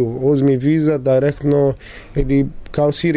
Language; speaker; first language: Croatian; non-native, learner; Arabic